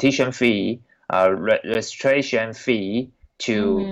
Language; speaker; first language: English; non-native, learner; Chinese